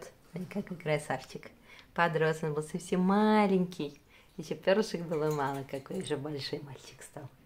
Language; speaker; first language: Russian; native; Russian